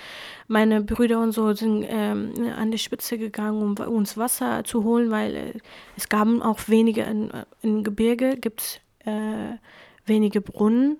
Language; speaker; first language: German; non-native, fluent; Kurdish